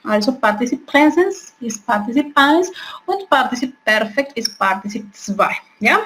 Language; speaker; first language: German; non-native, fluent; Spanish